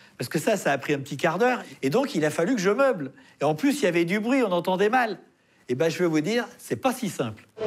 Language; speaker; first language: French; native; French